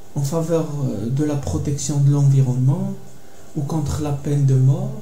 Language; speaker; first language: French; non-native, local second language; Arabic